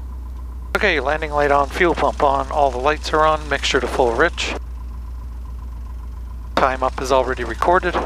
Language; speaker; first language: English; native; English